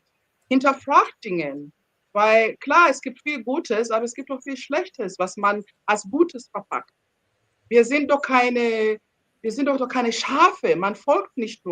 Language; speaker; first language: German; non-native, fluent; Ganda